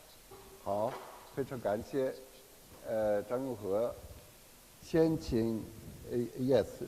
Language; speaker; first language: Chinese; non-native, fluent; German